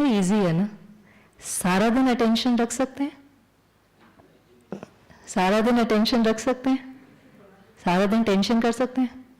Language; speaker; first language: Hindi; native; Hindi